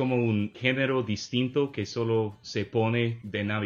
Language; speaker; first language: Spanish; non-native, fluent; English